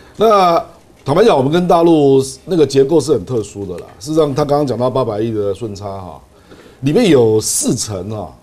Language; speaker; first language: Chinese; native; Chinese